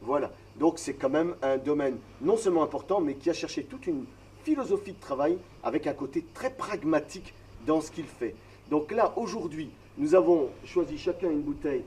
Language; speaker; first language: French; native; French